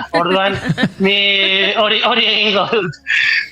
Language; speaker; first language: Basque; non-native, local second language; Spanish